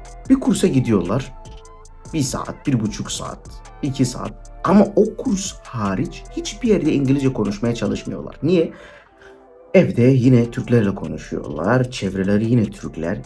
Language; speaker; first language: Turkish; non-native, fluent; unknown